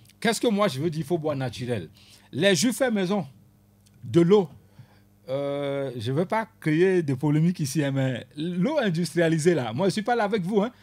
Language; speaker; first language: French; non-native, local second language; Ewe